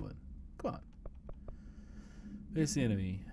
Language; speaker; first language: English; native; English